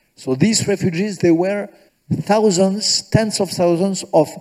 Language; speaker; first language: English; non-native, fluent; French